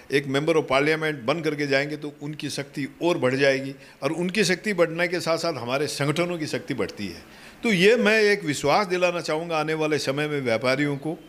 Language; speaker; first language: Hindi; native; Hindi